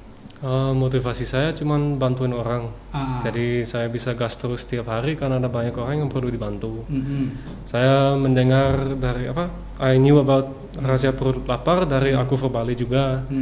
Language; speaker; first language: Indonesian; early bilingual, other home language; English